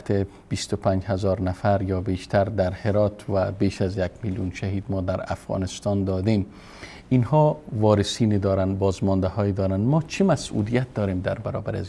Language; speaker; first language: Persian; native; Persian